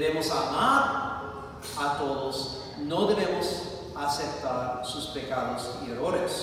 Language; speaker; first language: Spanish; non-native, fluent; English